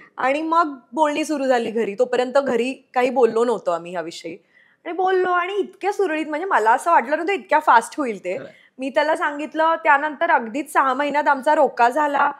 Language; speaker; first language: Marathi; non-native, local second language; Marwari